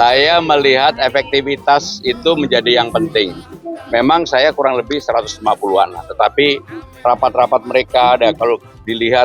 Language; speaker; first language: Indonesian; native; Indonesian